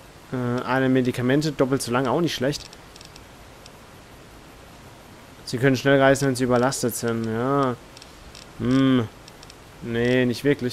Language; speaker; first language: German; native; German